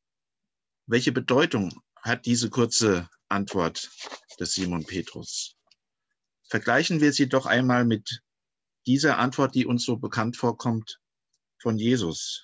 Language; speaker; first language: German; native; German